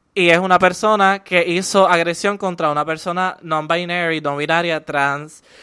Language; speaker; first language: Spanish; native; Spanish